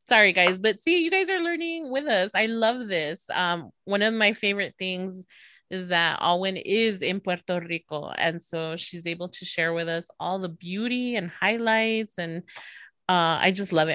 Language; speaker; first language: English; early bilingual, other home language; Spanish